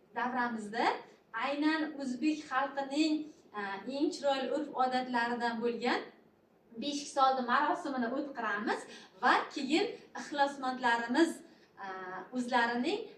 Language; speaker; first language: Uzbek; native; Uzbek